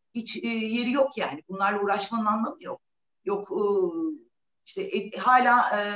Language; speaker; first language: Turkish; native; Turkish